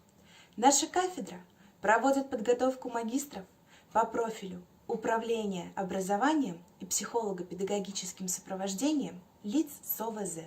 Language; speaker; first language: Russian; native; Russian